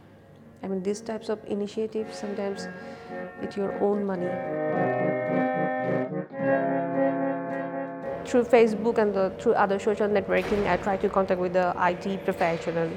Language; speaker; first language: English; non-native, local second language; Bangla